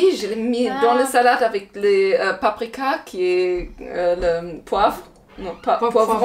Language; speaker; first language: French; non-native, learner; German